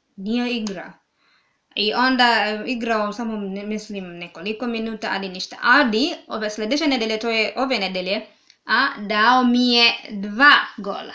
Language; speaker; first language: Serbian; non-native, learner; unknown